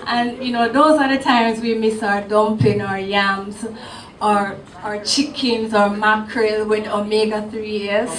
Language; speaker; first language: English; non-native, local second language; Jamaican Creole English